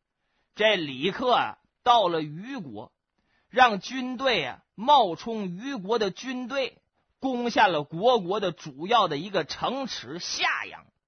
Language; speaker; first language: Chinese; native; Chinese